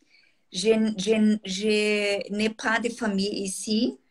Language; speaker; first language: French; non-native, learner; Portuguese